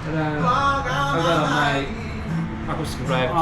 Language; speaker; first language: English; non-native, learner; Japanese